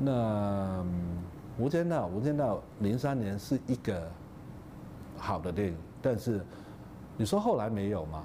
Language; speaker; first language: Chinese; non-native, local second language; Cantonese